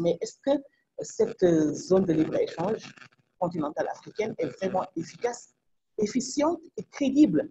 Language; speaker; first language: French; non-native, local second language; Wolof